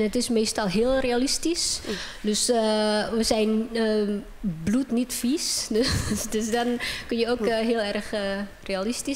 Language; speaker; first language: Dutch; non-native, fluent; Indonesian